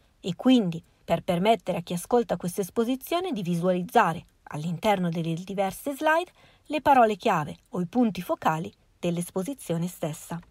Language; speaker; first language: Italian; native; Italian